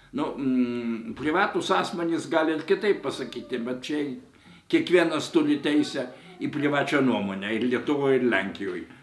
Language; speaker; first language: Lithuanian; native; Lithuanian